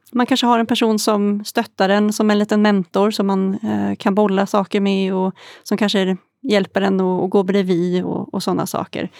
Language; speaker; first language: Swedish; native; Swedish